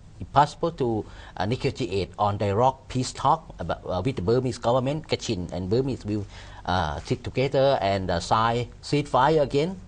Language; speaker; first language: English; non-native, learner; Thai